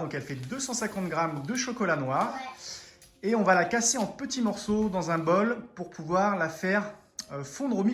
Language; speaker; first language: French; native; French